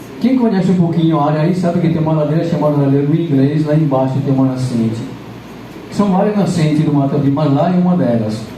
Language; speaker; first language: Portuguese; non-native, fluent; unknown